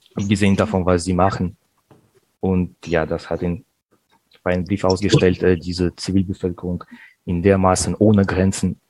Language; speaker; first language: German; non-native, fluent; Russian